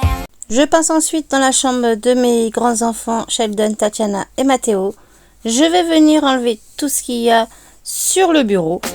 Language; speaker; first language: French; native; French